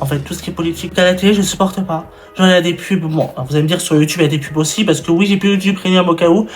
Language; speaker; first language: French; native; French